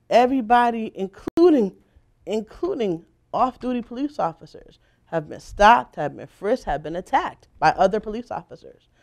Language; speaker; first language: English; native; English